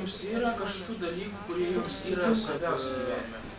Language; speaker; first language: Lithuanian; native; Lithuanian